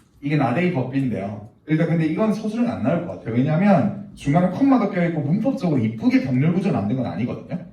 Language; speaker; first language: Korean; native; Korean